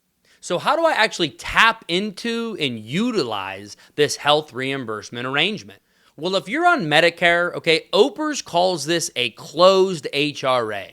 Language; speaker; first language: English; native; English